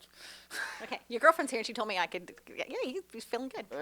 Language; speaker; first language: English; native; English